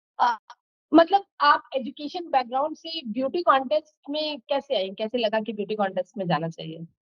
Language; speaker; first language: Hindi; native; Hindi